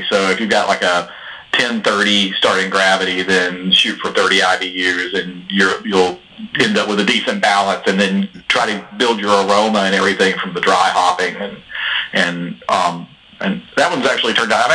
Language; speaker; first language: English; native; English